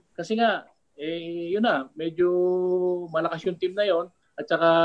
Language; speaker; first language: Filipino; native; Filipino